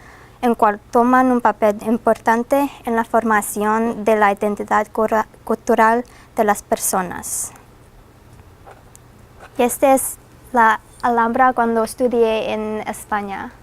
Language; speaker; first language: Spanish; non-native, fluent; English